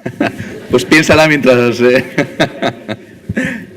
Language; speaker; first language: Spanish; native; Spanish